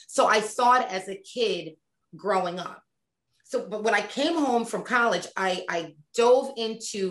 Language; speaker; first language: English; native; English